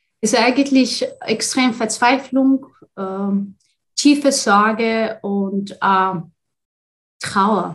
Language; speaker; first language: German; non-native, fluent; Arabic